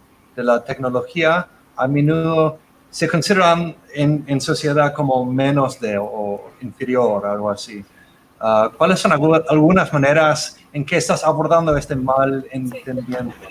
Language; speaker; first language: Spanish; non-native, fluent; English